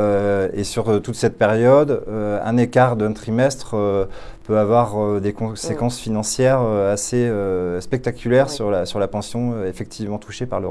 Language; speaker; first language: French; native; French